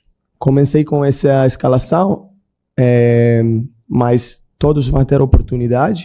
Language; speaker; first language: Portuguese; non-native, learner; Italian